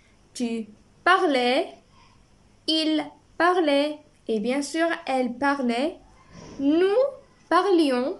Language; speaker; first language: French; non-native, fluent; Arabic